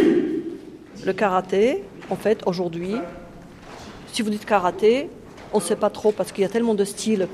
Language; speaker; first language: French; non-native, fluent; Polish